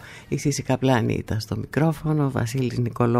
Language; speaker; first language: Greek; native; Greek